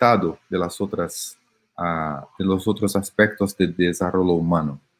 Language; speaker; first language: Spanish; non-native, fluent; Portuguese